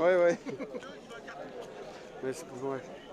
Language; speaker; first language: French; native; French